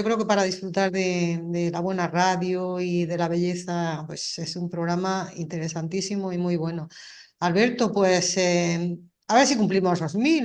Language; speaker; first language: Spanish; native; Spanish